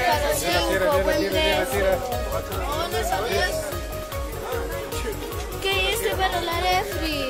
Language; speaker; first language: Spanish; non-native, learner; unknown